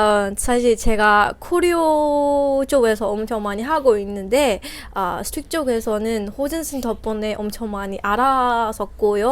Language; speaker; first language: Korean; non-native, fluent; Burmese